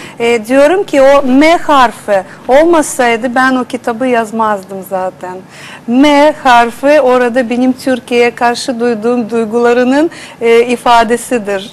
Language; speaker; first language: Turkish; non-native, fluent; Russian